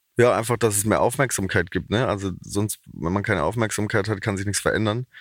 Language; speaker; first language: German; native; German